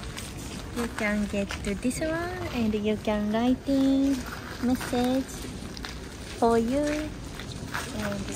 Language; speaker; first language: English; non-native, learner; Japanese